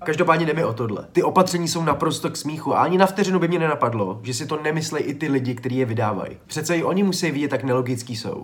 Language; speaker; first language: Czech; native; Czech